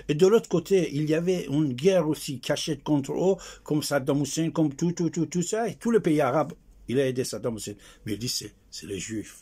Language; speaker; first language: French; non-native, fluent; Persian